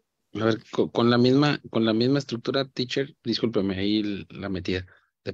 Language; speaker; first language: Spanish; native; Spanish